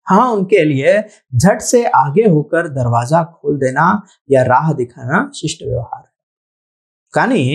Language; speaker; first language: Hindi; non-native, local second language; Telugu